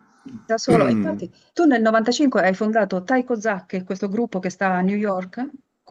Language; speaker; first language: Italian; native; Italian